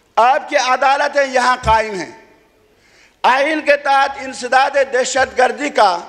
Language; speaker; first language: Urdu; non-native, local second language; Khowar